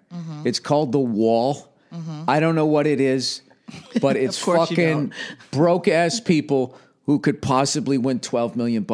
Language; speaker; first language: English; native; English